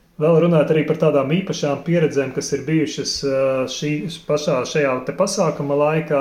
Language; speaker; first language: Latvian; native; Latvian